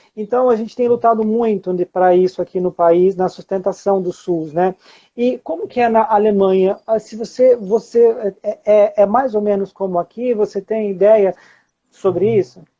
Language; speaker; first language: Portuguese; native; Portuguese